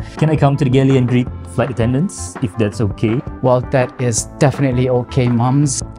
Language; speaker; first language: English; non-native, fluent; Malay